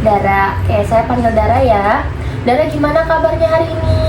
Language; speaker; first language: Indonesian; native; Indonesian